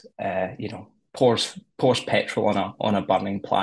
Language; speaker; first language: English; native; English